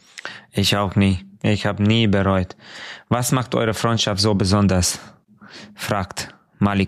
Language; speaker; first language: German; non-native, fluent; Hungarian